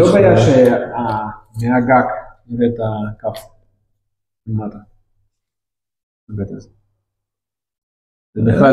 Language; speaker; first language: Hebrew; non-native, fluent; Russian